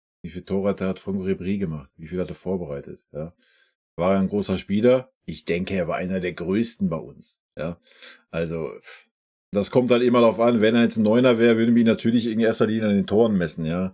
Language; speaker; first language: German; native; German